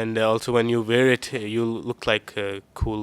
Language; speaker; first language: English; non-native, learner; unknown